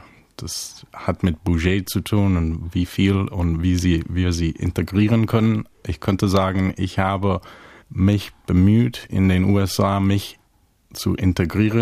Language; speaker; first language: German; non-native, fluent; English